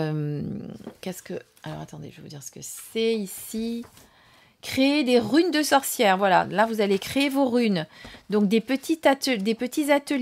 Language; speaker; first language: French; native; French